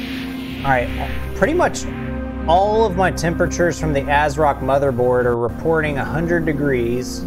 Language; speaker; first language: English; native; English